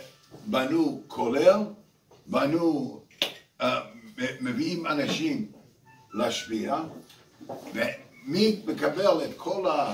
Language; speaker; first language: Hebrew; non-native, fluent; English